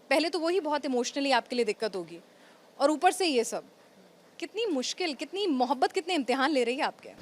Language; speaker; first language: Hindi; native; Hindi